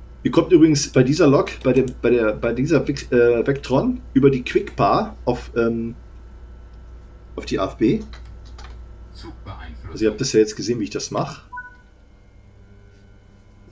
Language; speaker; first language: German; native; German